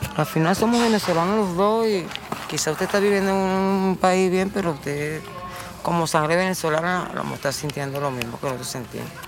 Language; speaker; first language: Spanish; native; Spanish